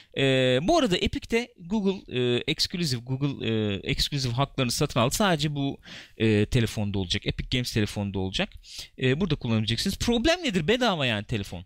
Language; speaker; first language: Turkish; native; Turkish